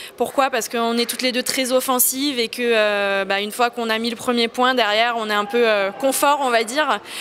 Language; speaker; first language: French; native; French